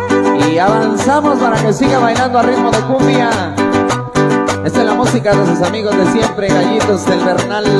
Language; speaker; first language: Spanish; native; Spanish